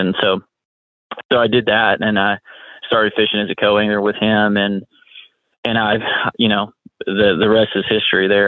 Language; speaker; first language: English; native; English